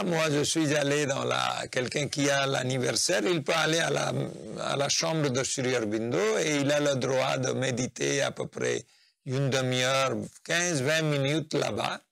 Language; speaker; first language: French; non-native, fluent; Nepali